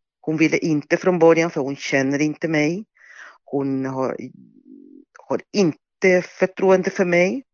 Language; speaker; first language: Swedish; non-native, fluent; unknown